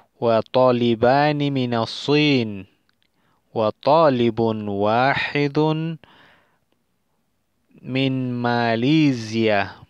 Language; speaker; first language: Arabic; non-native, fluent; Spanish